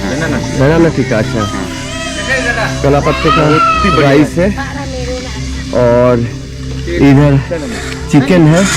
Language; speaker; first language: Hindi; non-native, local second language; Bangla